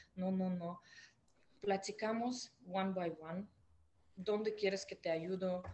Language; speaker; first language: Spanish; non-native, fluent; Russian